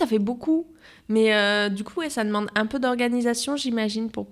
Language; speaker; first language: French; native; French